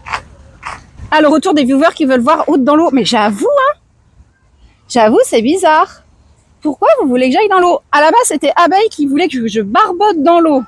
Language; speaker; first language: French; native; French